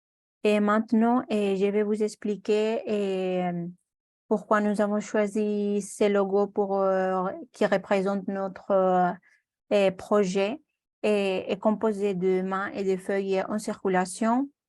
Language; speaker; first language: French; non-native, learner; Spanish